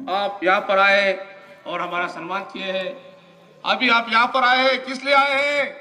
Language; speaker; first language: Hindi; non-native, local second language; Marathi